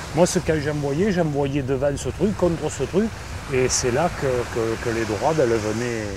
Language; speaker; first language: French; native; French